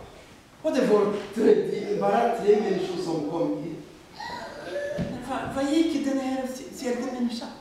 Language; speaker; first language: Swedish; non-native, fluent; Rundi